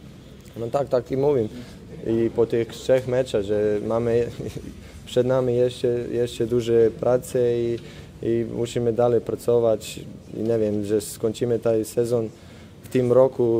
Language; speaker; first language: Polish; non-native, learner; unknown